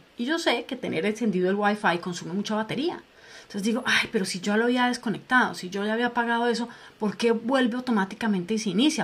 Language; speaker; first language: Spanish; native; Spanish